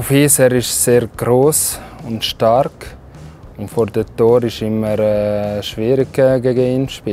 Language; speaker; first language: German; non-native, learner; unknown